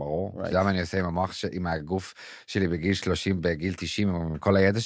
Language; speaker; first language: Hebrew; native; Hebrew